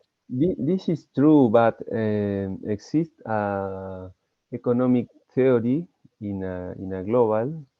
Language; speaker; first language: English; non-native, learner; Spanish